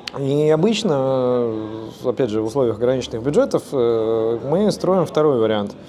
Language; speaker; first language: Russian; native; Russian